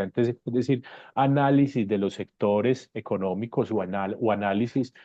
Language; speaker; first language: Spanish; native; Spanish